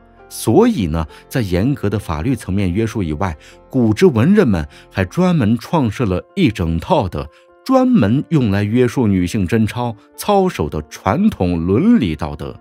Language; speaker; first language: Chinese; native; Chinese